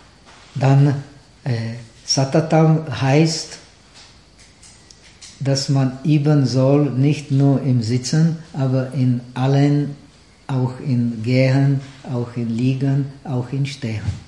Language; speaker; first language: German; non-native, fluent; Czech